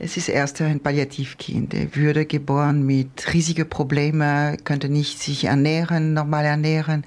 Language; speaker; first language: German; non-native, fluent; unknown